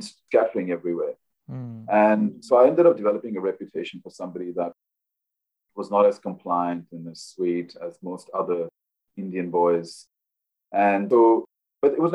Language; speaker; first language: English; non-native, local second language; Hindi